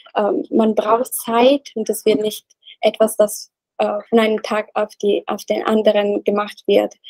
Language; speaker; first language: German; non-native, learner; Italian